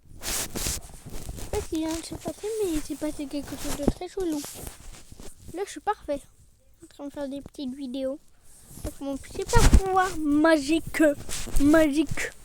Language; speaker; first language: French; native; French